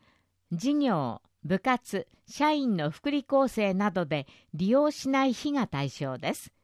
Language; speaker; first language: Japanese; native; Japanese